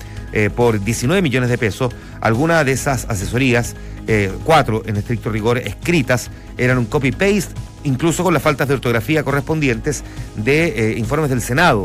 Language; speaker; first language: Spanish; native; Spanish